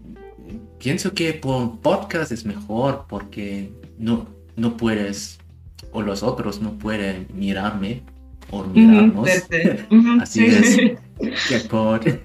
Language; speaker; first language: Spanish; non-native, learner; German